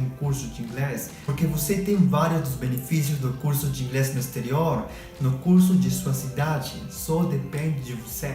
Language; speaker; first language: Portuguese; non-native, fluent; Spanish